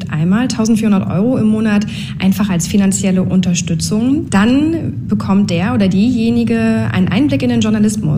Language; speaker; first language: German; native; German